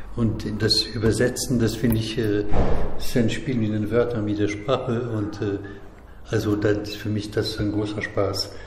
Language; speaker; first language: German; non-native, fluent; French